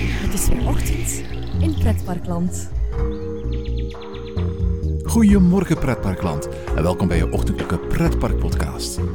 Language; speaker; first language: Dutch; native; Dutch